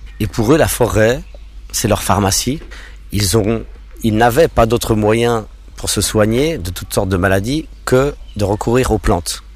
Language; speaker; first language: French; non-native, local second language; English